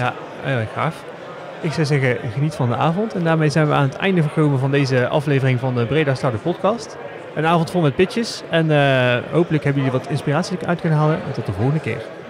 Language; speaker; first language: Dutch; native; Dutch